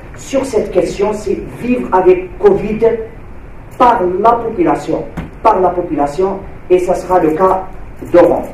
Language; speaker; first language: French; non-native, local second language; Arabic